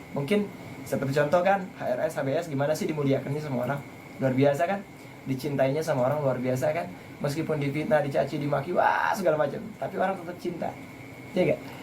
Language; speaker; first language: Indonesian; native; Indonesian